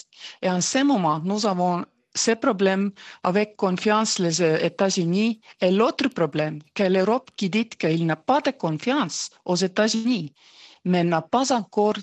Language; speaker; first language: French; non-native, fluent; Estonian